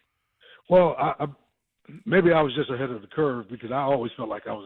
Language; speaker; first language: English; native; English